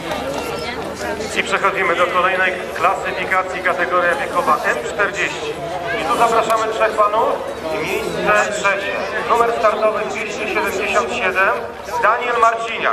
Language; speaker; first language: Polish; native; Polish